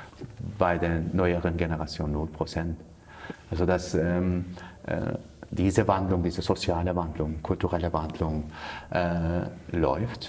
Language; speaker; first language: German; non-native, fluent; Kurdish